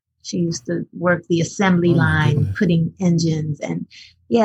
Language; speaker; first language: English; early bilingual, other home language; Spanish